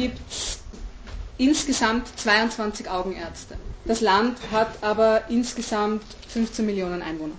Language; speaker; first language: German; native; German